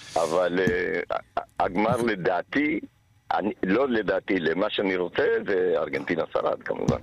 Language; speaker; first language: Hebrew; non-native, fluent; Spanish